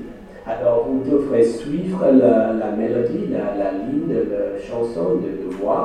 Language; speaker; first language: French; non-native, fluent; English